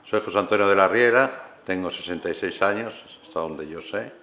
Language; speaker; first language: Spanish; native; Spanish